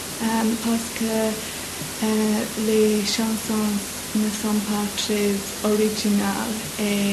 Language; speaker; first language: French; non-native, learner; English